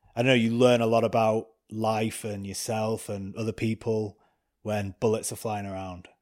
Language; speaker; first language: English; native; English